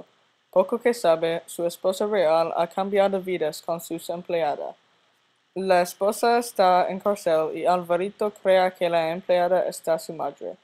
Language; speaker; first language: Spanish; non-native, learner; English